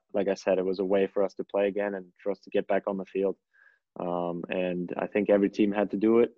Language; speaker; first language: English; non-native, fluent; German